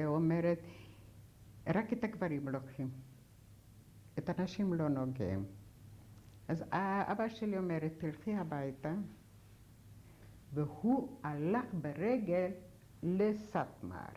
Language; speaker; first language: Hebrew; non-native, fluent; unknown